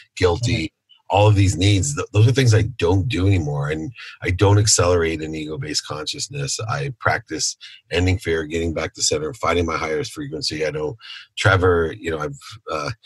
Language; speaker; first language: English; native; English